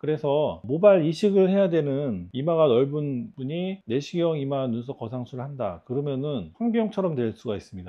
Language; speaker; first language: Korean; native; Korean